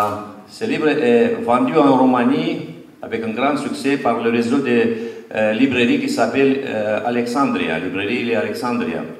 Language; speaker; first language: French; non-native, fluent; Romanian